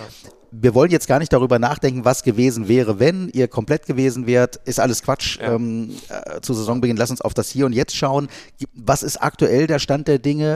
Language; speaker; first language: German; native; German